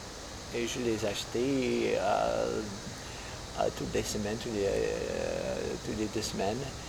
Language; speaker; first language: French; non-native, fluent; English